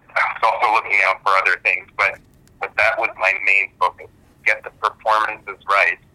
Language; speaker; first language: English; early bilingual, other home language; German